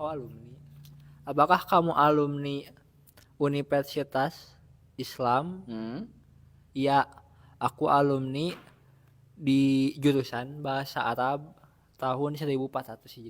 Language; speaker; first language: Indonesian; non-native, local second language; Sundanese